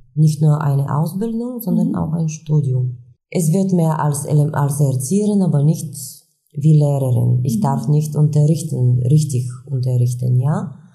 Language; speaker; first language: German; non-native, fluent; Bulgarian